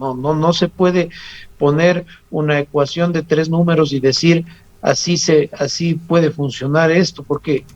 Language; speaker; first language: Spanish; native; Spanish